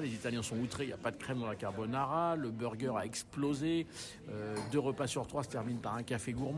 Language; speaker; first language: French; native; French